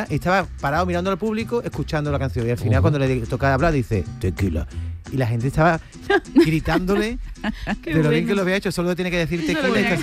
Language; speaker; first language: Spanish; native; Spanish